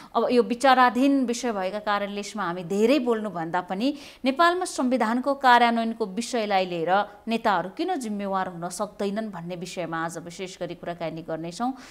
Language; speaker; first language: Nepali; native; Nepali